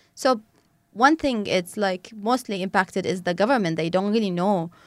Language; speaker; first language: English; non-native, fluent; Arabic